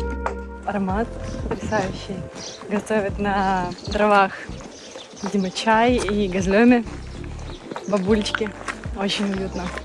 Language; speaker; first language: Russian; native; Russian